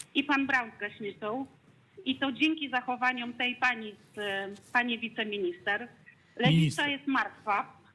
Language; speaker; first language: Polish; native; Polish